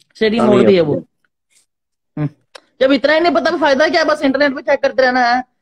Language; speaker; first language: Hindi; native; Hindi